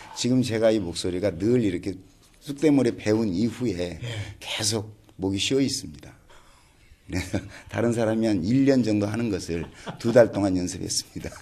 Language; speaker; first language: Korean; native; Korean